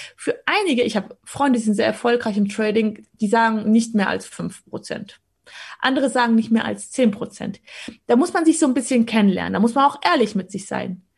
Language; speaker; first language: German; early bilingual, other home language; Polish